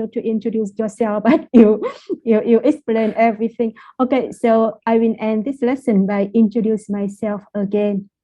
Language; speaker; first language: English; non-native, fluent; Vietnamese